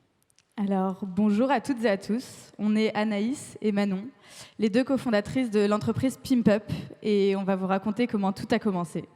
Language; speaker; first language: French; native; French